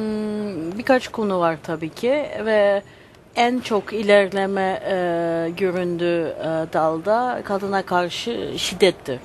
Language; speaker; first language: Turkish; early bilingual, heritage; Turkish